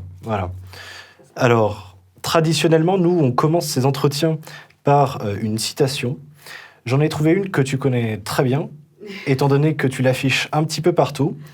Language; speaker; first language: French; native; French